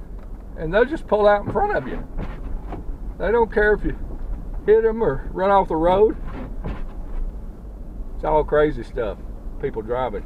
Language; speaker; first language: English; native; English